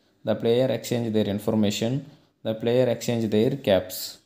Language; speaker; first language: English; non-native, local second language; Telugu